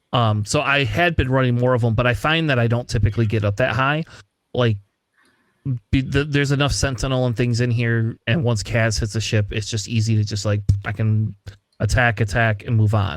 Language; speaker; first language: English; native; English